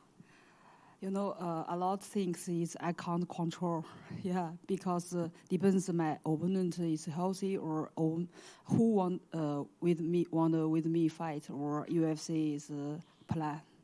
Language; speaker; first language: English; non-native, learner; Chinese